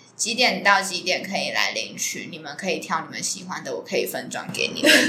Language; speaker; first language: Chinese; native; Chinese